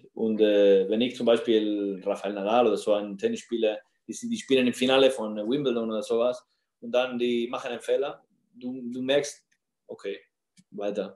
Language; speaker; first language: German; non-native, fluent; Spanish